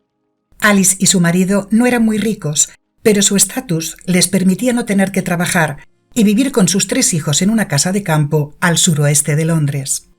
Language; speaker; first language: Spanish; native; Spanish